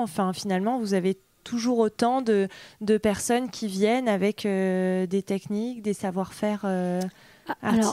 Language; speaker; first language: French; native; French